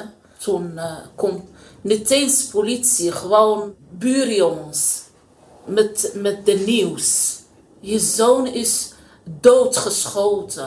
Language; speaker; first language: Dutch; non-native, learner; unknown